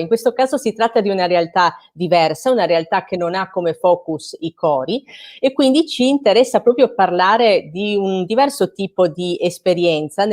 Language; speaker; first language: Italian; native; Italian